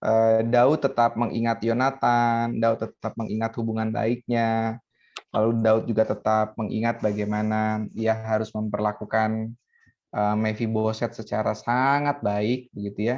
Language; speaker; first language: Indonesian; native; Indonesian